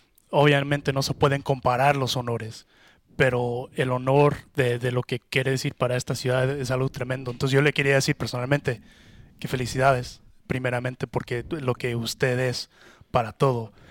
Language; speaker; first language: Spanish; early bilingual, heritage; Spanish